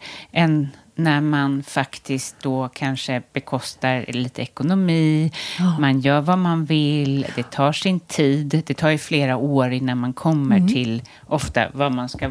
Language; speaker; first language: Swedish; native; Swedish